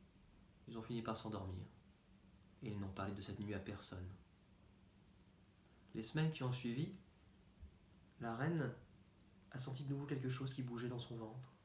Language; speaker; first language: French; native; French